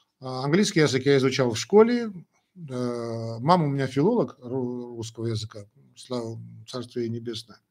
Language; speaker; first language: Russian; non-native, local second language; Armenian